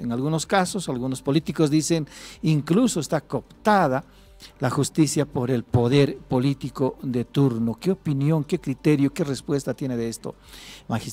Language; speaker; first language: Spanish; native; Spanish